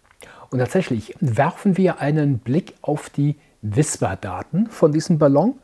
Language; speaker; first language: German; native; German